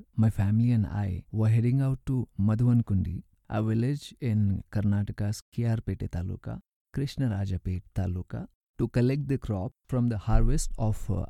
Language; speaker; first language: English; non-native, local second language; Urdu